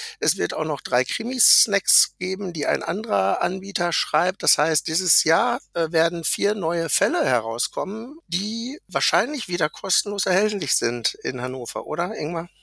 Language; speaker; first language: German; native; German